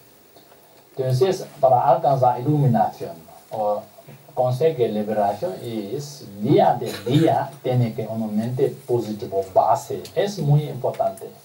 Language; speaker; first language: Spanish; non-native, learner; Tibetan